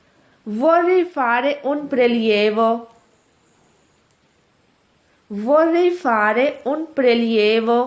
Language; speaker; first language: Italian; non-native, fluent; Urdu